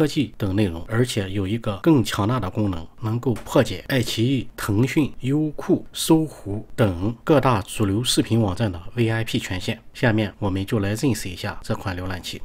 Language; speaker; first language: Chinese; native; Chinese